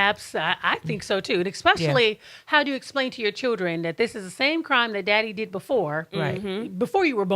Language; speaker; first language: English; native; English